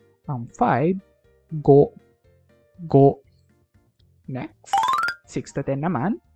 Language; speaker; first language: English; non-native, local second language; Filipino